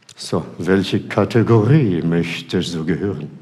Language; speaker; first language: German; non-native, fluent; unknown